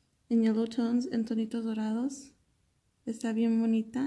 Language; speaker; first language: Spanish; early bilingual, heritage; Spanish